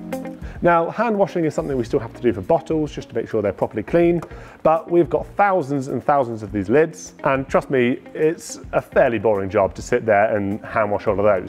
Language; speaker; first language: English; native; English